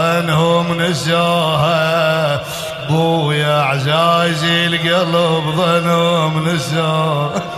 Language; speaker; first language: Arabic; native; Arabic